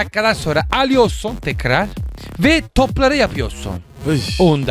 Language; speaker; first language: Turkish; non-native, learner; Italian